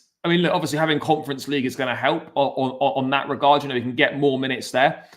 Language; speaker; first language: English; native; English